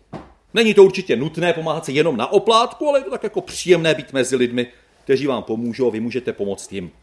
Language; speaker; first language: Czech; native; Czech